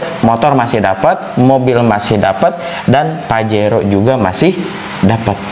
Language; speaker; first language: Indonesian; non-native, local second language; Sundanese